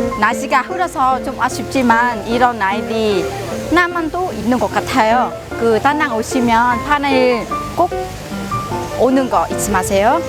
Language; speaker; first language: Korean; non-native, learner; Vietnamese